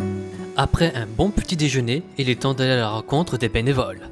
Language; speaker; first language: French; native; French